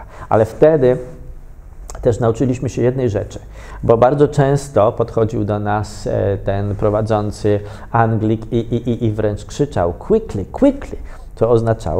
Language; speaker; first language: Polish; native; Polish